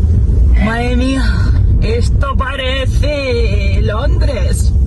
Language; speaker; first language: Spanish; native; Spanish